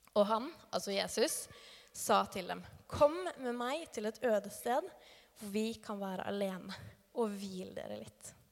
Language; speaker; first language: Norwegian; native; Norwegian